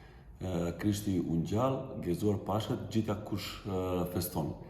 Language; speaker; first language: Albanian; non-native, fluent; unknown